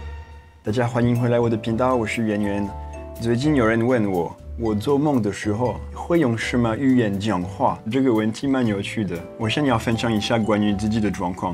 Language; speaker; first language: Chinese; non-native, fluent; French